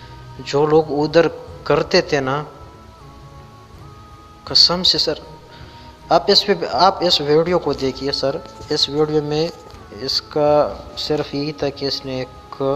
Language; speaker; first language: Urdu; non-native, local second language; Pashto